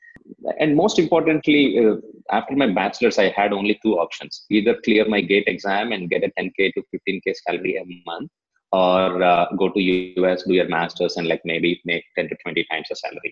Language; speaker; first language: English; non-native, local second language; Telugu